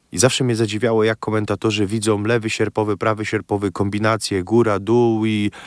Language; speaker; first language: Polish; native; Polish